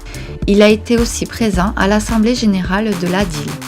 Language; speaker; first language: French; native; French